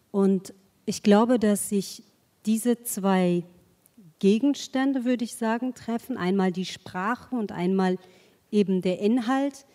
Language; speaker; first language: German; early bilingual, other home language; Kurdish